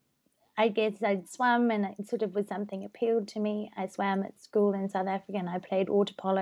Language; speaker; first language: English; native; English